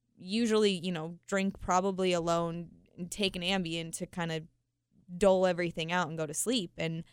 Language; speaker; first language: English; native; English